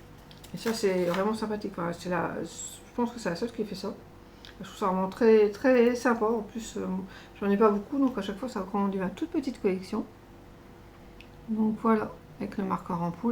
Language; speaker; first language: French; native; French